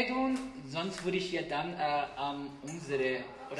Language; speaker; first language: German; non-native, fluent; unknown